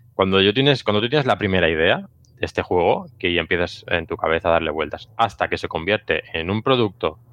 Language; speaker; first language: Spanish; native; Spanish